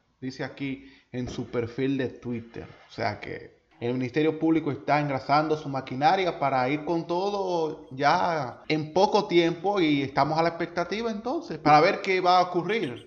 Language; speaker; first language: Spanish; native; Spanish